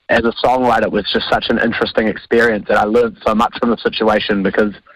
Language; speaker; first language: English; native; English